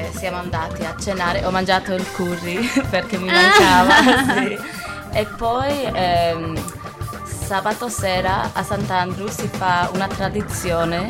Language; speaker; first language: Italian; non-native, fluent; English